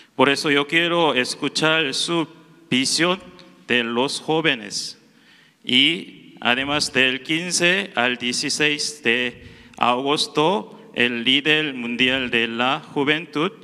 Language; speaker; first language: Spanish; non-native, learner; Korean